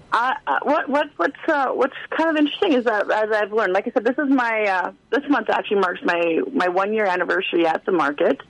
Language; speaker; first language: English; native; English